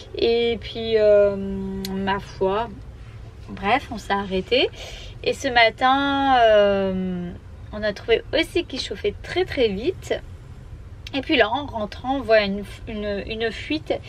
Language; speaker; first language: French; native; French